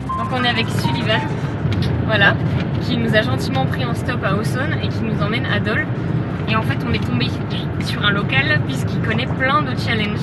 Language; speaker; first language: French; native; French